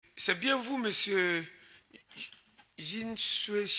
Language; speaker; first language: French; native; French